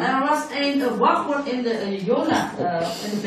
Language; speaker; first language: Dutch; non-native, learner; Indonesian